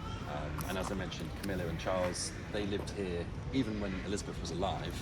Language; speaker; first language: English; native; English